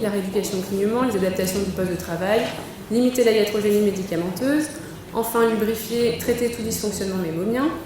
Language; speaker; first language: French; native; French